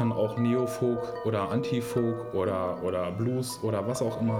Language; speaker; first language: German; native; German